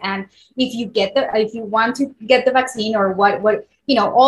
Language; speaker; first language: English; non-native, fluent; Spanish